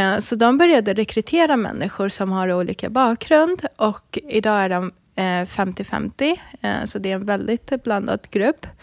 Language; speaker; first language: Swedish; early bilingual, other home language; Arabic